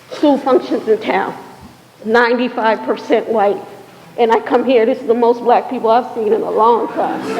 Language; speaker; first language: English; native; English